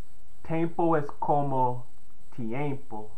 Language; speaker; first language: Spanish; non-native, learner; English